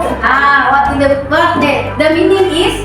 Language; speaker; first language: English; non-native, learner; Indonesian